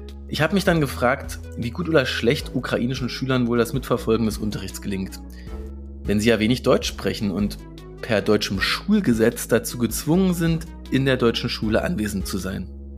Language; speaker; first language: German; native; German